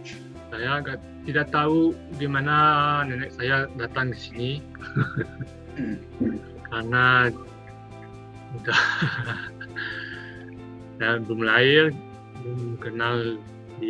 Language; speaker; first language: Indonesian; non-native, learner; French